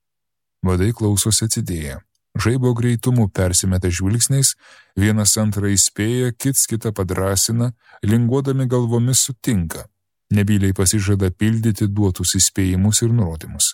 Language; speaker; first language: Lithuanian; native; Lithuanian